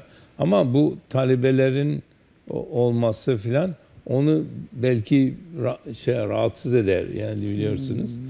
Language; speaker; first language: Turkish; early bilingual, heritage; Turkish